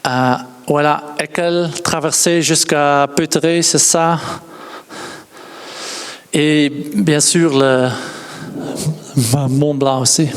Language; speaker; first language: French; non-native, learner; Dutch